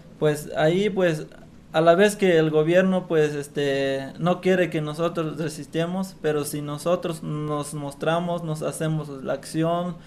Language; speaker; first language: Spanish; non-native, local second language; Tzeltal